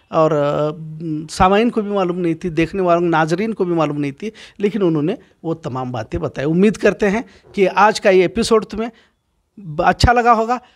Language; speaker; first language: Hindi; non-native, local second language; Urdu